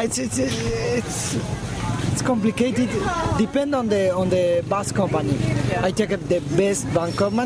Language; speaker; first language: English; non-native, learner; Spanish